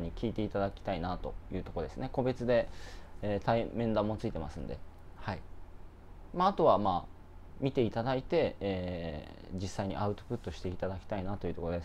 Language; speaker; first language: Japanese; native; Japanese